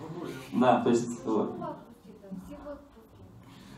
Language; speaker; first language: Russian; native; Russian